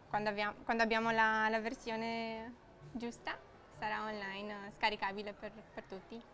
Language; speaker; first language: Italian; non-native, fluent; Romanian